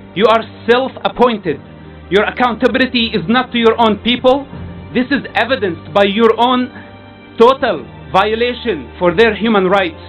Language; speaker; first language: English; non-native, fluent; Arabic